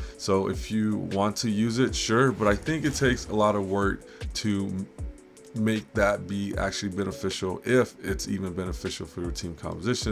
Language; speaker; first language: English; native; English